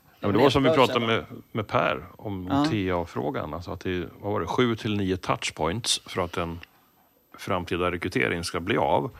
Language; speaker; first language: Swedish; native; Swedish